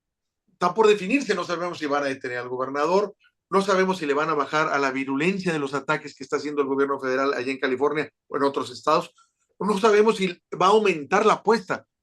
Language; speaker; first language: Spanish; native; Spanish